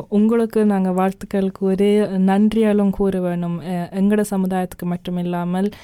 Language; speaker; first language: Tamil; early bilingual, heritage; Tamil